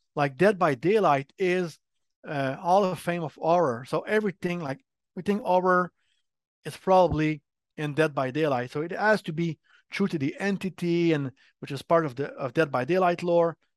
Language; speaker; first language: English; non-native, fluent; French